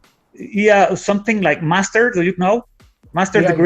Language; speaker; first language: English; non-native, fluent; Spanish